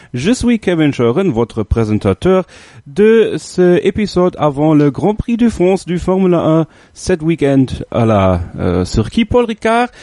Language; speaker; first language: French; non-native, learner; German